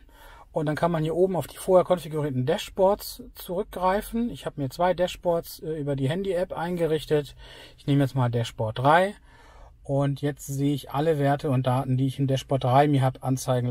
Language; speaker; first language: German; native; German